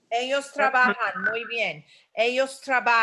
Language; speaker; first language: Spanish; non-native, fluent; English